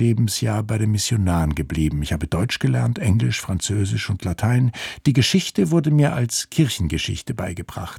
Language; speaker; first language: German; native; German